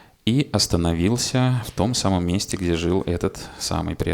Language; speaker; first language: Russian; native; Russian